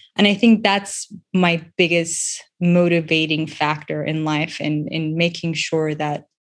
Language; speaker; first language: English; non-native, local second language; Persian